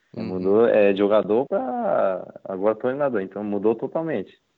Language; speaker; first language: Portuguese; non-native, fluent; Japanese